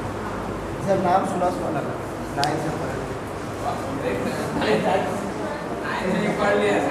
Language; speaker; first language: Hindi; native; Hindi